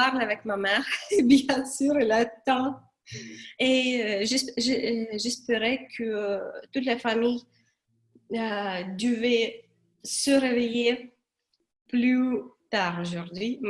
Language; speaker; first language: French; non-native, learner; Russian